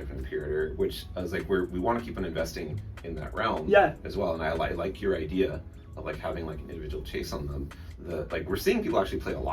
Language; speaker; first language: English; native; English